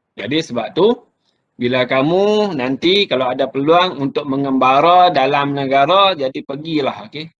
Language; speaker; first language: Malay; native; Malay